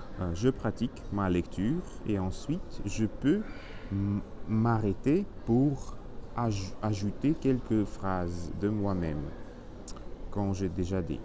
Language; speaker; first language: French; non-native, learner; Spanish